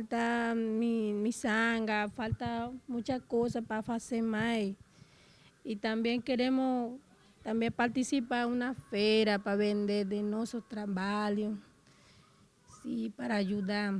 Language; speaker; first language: Portuguese; non-native, learner; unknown